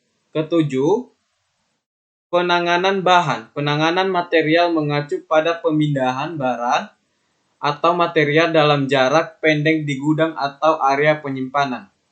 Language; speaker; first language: Indonesian; native; Indonesian